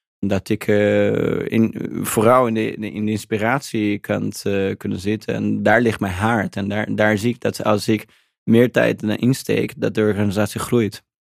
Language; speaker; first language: Dutch; non-native, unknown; Portuguese